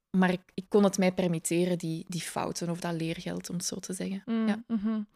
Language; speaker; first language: Dutch; native; Dutch